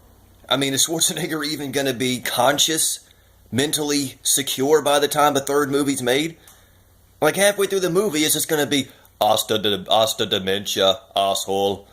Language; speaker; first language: English; native; English